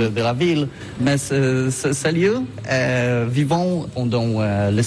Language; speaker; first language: French; non-native, learner; Polish